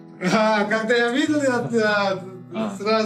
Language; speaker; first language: Russian; non-native, learner; Uzbek